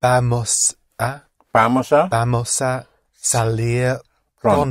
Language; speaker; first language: Spanish; non-native, learner; English